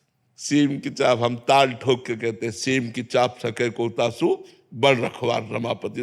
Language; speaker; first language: Hindi; native; Hindi